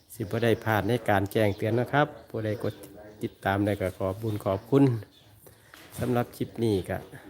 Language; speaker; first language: Thai; native; Thai